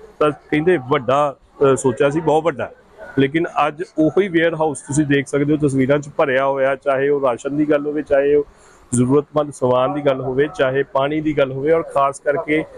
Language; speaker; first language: Punjabi; native; Punjabi